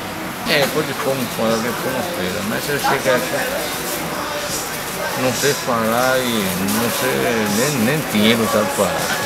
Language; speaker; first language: Portuguese; non-native, learner; Chinese